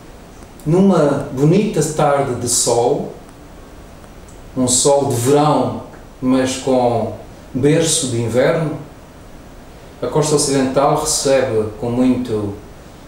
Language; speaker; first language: Portuguese; native; Portuguese